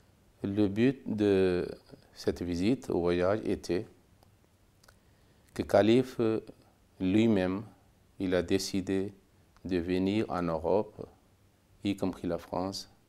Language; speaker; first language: French; non-native, fluent; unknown